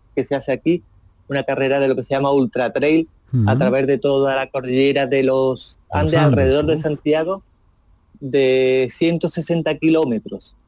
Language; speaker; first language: Spanish; native; Spanish